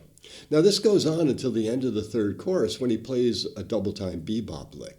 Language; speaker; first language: English; native; English